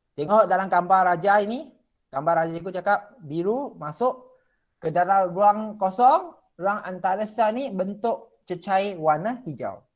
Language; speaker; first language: Malay; non-native, local second language; Chinese